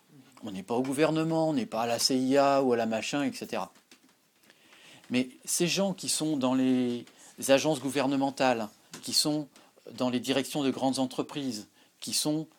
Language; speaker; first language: French; native; French